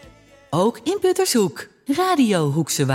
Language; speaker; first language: Dutch; native; Dutch